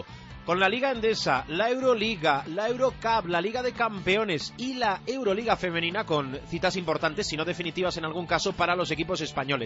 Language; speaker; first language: Spanish; native; Spanish